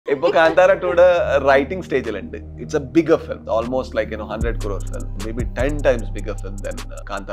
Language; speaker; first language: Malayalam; non-native, learner; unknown